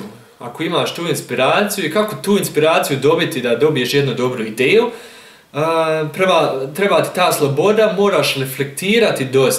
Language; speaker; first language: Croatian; early bilingual, heritage; German